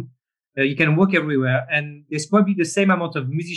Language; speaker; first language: English; non-native, fluent; French